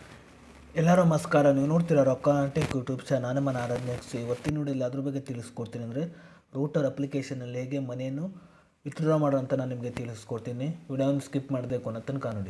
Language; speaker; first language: Kannada; native; Kannada